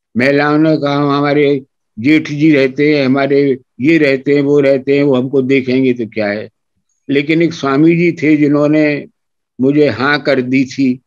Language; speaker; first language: Hindi; native; Hindi